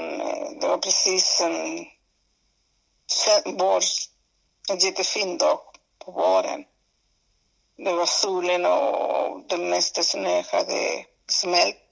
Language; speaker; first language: Swedish; non-native, fluent; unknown